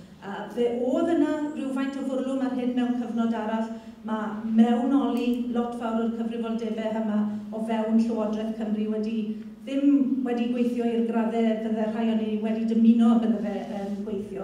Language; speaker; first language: Welsh; native; Welsh